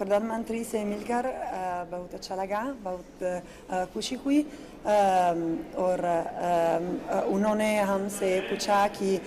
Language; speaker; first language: Hindi; non-native, fluent; Italian